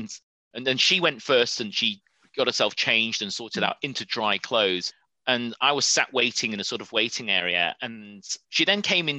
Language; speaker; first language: English; native; English